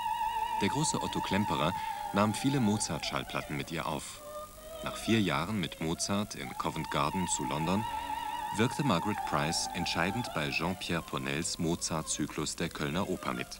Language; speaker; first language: German; native; German